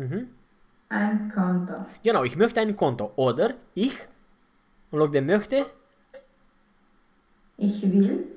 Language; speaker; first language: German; non-native, fluent; Romanian